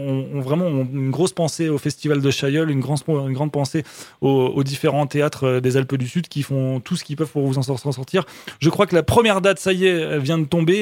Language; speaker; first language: French; native; French